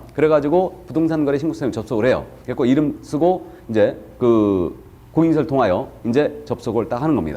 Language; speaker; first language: Korean; native; Korean